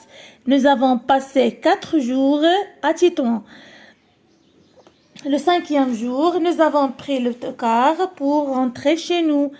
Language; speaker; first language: French; non-native, local second language; Arabic